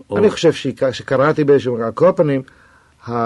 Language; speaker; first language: Hebrew; native; Hebrew